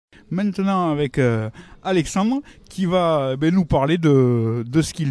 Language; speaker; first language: French; native; French